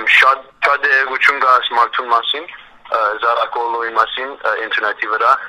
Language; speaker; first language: Armenian; early bilingual, heritage; Armenian